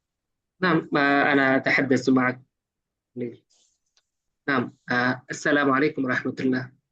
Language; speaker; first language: Arabic; non-native, fluent; Bangla